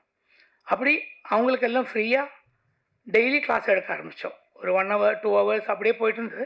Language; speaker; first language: Tamil; non-native, local second language; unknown